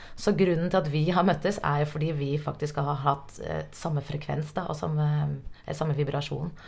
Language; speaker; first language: Norwegian; native; Norwegian